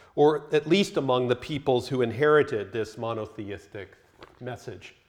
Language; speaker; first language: English; native; English